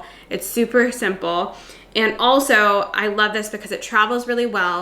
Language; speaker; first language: English; native; English